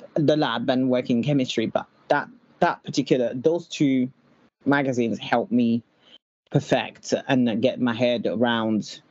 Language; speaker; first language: English; non-native, fluent; French